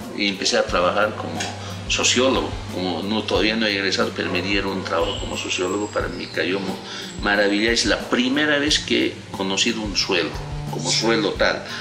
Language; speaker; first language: Spanish; non-native, local second language; Aymara